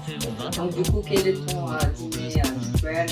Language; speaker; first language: French; non-native, fluent; Russian